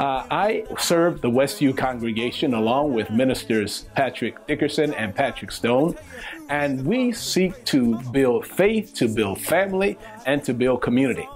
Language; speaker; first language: English; native; English